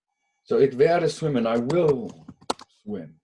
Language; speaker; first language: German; non-native, fluent; English